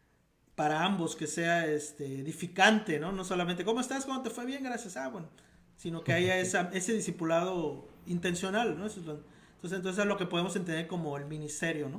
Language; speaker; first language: Spanish; native; Spanish